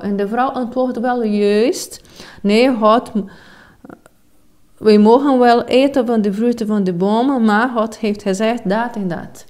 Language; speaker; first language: Dutch; non-native, fluent; Portuguese